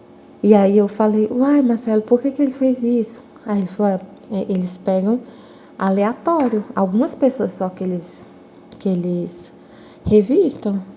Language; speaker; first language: Portuguese; native; Portuguese